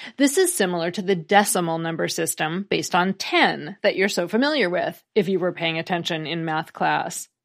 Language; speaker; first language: English; native; English